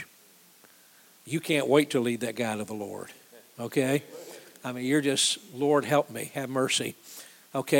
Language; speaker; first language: English; native; English